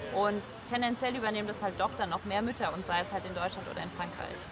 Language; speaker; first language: German; early bilingual, heritage; French